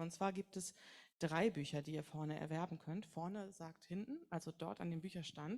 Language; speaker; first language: German; native; German